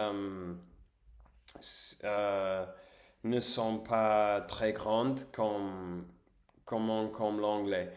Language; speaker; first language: French; non-native, learner; English